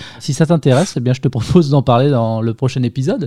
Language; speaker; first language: French; native; French